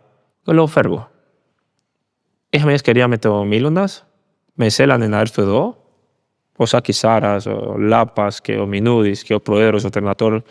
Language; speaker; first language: Greek; non-native, learner; Spanish